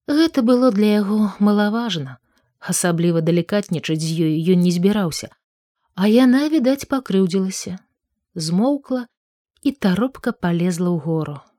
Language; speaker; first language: Belarusian; native; Belarusian